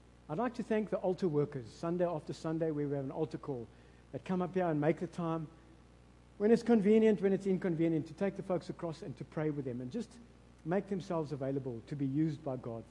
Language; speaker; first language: English; non-native, local second language; Afrikaans